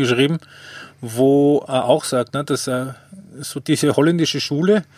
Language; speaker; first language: German; native; German